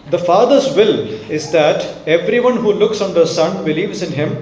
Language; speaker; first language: English; non-native, local second language; Malayalam